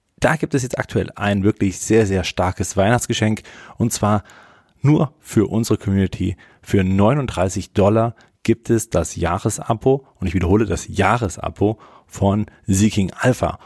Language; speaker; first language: German; native; German